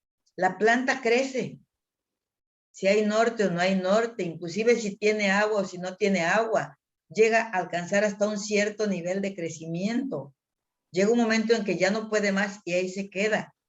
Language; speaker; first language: Spanish; native; Spanish